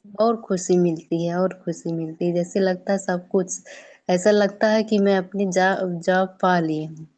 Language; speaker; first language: Hindi; native; Hindi